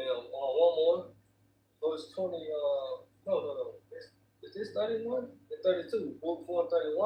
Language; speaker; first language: English; native; English